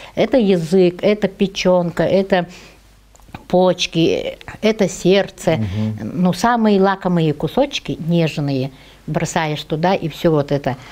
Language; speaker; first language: Russian; non-native, local second language; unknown